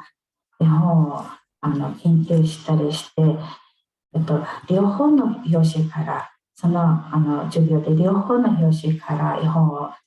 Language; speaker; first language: Japanese; non-native, fluent; Mongolian